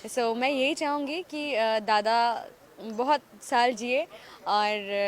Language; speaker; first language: Hindi; non-native, local second language; Assamese